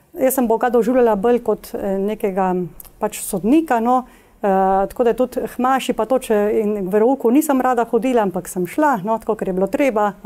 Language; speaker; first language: Slovenian; early bilingual, heritage; Slovenian